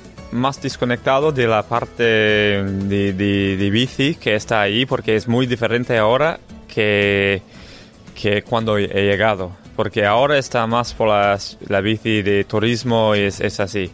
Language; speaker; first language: Spanish; non-native, learner; English